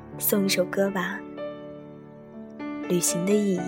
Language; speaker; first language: Chinese; native; Chinese